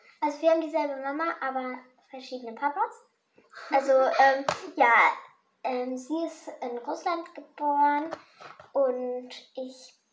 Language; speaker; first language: German; early bilingual, other home language; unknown